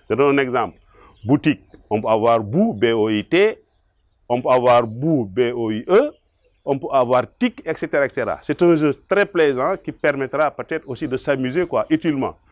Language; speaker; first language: French; non-native, local second language; Wolof